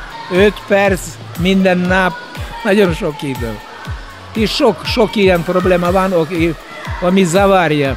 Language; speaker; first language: Hungarian; non-native, learner; Russian